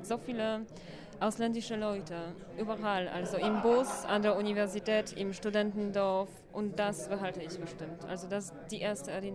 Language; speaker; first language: German; non-native, fluent; Polish